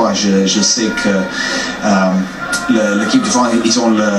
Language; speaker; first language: French; non-native, fluent; English